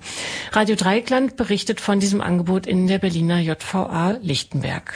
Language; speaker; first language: German; native; German